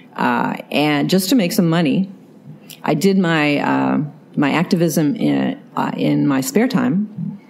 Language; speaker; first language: English; native; English